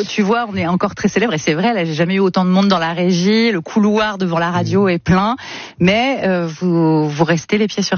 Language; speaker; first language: French; native; French